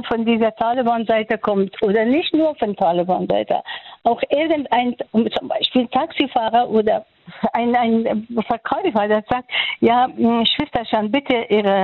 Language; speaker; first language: German; non-native, fluent; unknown